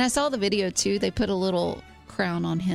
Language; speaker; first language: English; native; English